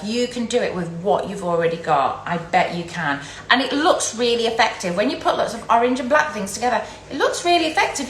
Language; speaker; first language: English; native; English